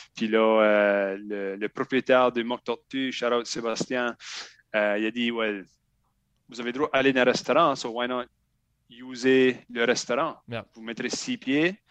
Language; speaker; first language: French; native; French